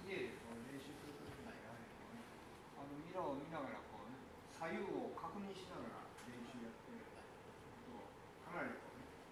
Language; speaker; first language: Japanese; native; Japanese